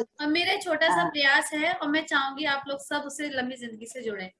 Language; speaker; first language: Hindi; native; Hindi